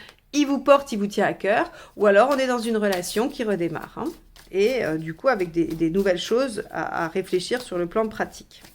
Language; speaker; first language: French; native; French